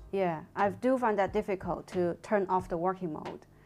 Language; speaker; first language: English; non-native, fluent; Chinese